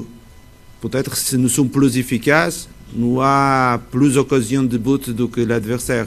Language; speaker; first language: French; non-native, fluent; Portuguese